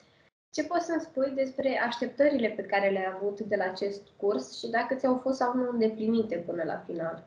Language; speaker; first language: Romanian; native; Romanian